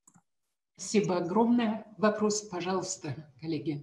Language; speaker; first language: Russian; native; Russian